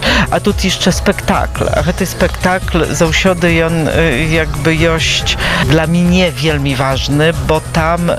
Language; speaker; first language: Polish; non-native, local second language; Belarusian